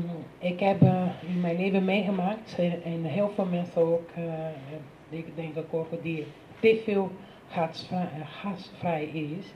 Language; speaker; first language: Dutch; non-native, learner; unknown